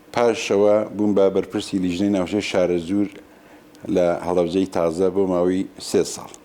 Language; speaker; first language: Central Kurdish; non-native, local second language; Gurani